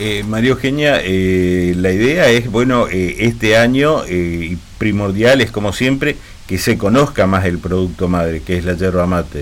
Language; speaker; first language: Spanish; native; Spanish